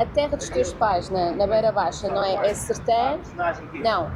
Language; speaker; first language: Portuguese; native; Portuguese